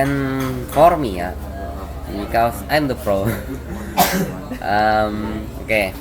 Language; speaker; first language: English; non-native, learner; Indonesian